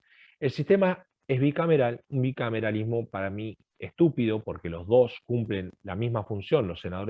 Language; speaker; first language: Spanish; native; Spanish